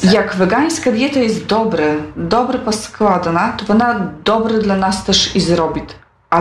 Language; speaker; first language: Polish; non-native, local second language; Ukrainian